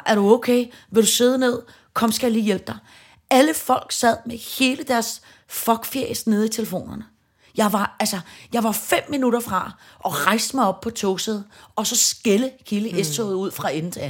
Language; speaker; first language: Danish; native; Danish